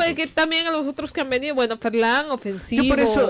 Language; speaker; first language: Spanish; native; Spanish